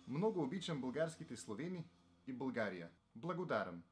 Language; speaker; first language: Bulgarian; non-native, learner; Slovenian